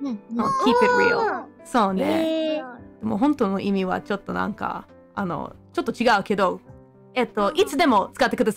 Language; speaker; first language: Japanese; non-native, fluent; English